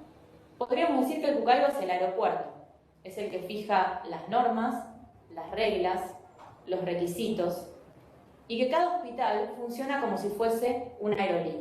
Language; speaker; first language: Spanish; native; Spanish